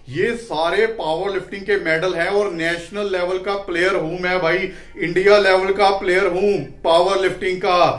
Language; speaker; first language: Hindi; non-native, local second language; Punjabi